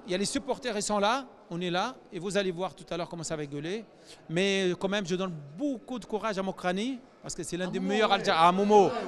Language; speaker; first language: French; native; French